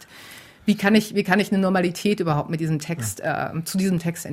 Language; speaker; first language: German; native; German